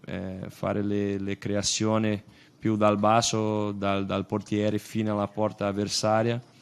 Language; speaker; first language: Italian; non-native, fluent; Portuguese